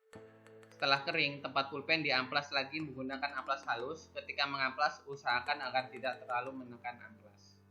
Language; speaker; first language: Indonesian; native; Indonesian